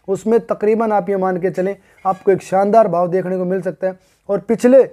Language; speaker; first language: Hindi; native; Hindi